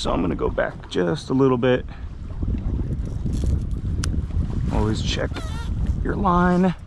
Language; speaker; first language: English; native; English